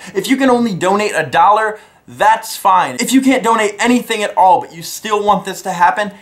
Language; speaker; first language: English; native; English